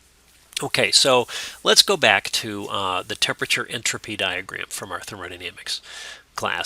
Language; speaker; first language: English; native; English